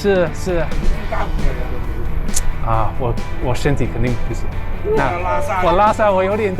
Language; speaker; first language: Chinese; non-native, fluent; English